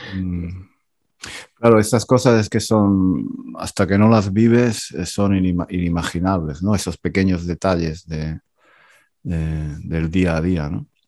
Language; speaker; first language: Spanish; native; Spanish